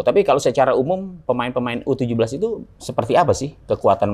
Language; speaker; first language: Indonesian; native; Indonesian